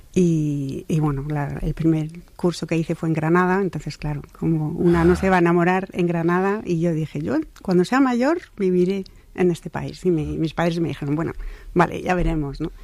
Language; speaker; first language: Spanish; non-native, fluent; French